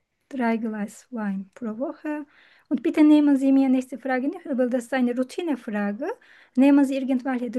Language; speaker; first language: German; non-native, learner; Turkish